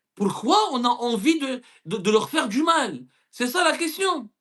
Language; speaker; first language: French; non-native, local second language; Arabic